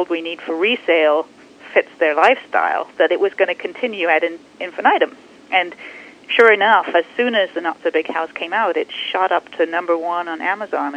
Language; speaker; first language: English; native; English